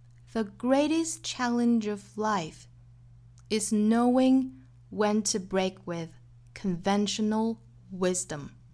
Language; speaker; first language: English; non-native, fluent; Chinese